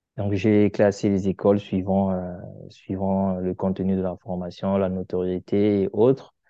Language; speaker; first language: French; non-native, local second language; Lingala